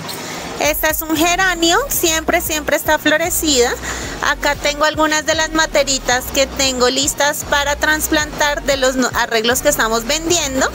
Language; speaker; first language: Spanish; native; Spanish